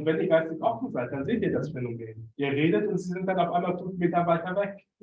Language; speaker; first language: German; native; German